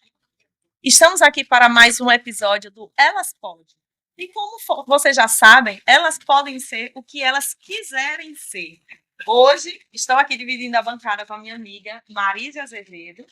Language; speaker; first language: Portuguese; native; Portuguese